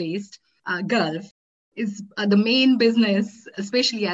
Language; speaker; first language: English; non-native, local second language; Marathi